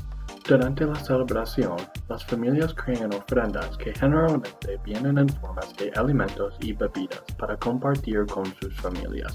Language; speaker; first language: Spanish; non-native, learner; English